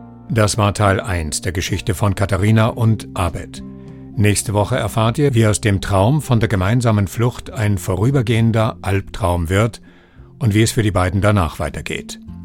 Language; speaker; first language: German; native; German